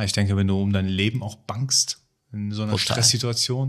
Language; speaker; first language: German; early bilingual, other home language; Persian